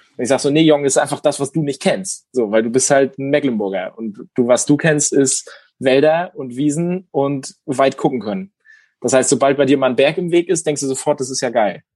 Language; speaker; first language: German; native; German